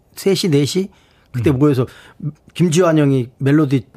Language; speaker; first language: Korean; native; Korean